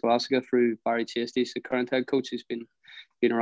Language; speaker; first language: English; native; English